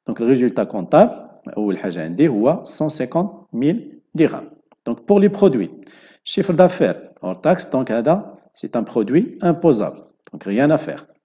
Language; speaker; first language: French; non-native, local second language; Arabic